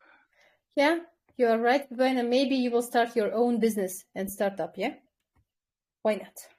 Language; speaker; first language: English; non-native, fluent; Kyrgyz